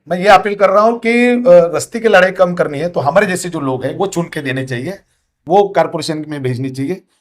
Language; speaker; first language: Hindi; non-native, local second language; Marathi